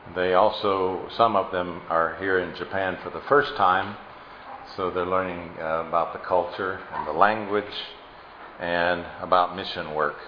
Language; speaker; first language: English; native; English